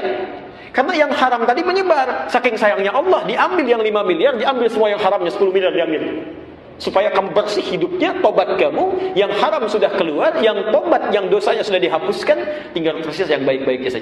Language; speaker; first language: Indonesian; native; Indonesian